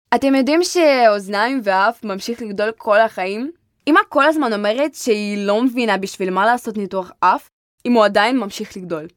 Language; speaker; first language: Hebrew; early bilingual, other home language; Russian